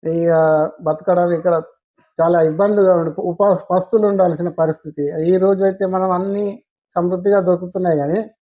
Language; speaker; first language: Telugu; non-native, local second language; Gondi